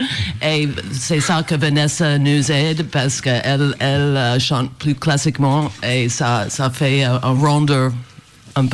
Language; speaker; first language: French; non-native, fluent; English